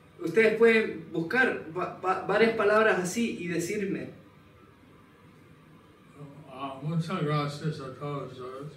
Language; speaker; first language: Spanish; non-native, learner; English